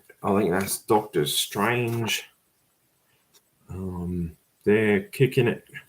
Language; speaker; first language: English; native; English